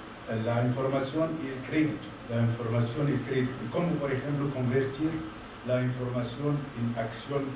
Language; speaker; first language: Spanish; non-native, fluent; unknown